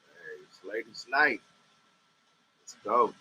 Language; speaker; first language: English; native; English